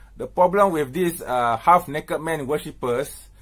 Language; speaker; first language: English; non-native, local second language; Malay